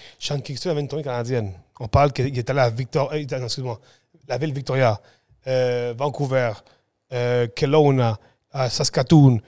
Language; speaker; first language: French; early bilingual, other home language; Spanish